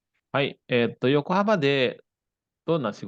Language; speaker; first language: Japanese; non-native, fluent; Indonesian